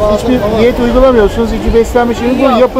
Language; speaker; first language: Turkish; native; Turkish